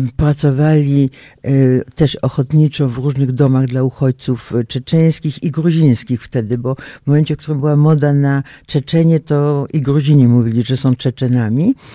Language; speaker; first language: Polish; native; Polish